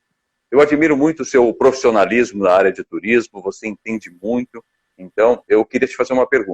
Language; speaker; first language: Portuguese; native; Portuguese